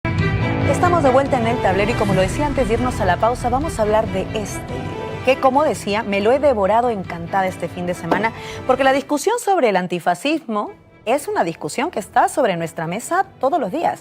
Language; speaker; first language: Spanish; native; Spanish